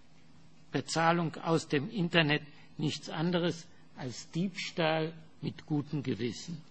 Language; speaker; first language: German; non-native, fluent; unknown